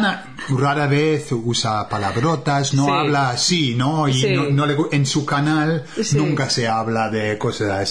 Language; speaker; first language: Spanish; non-native, fluent; English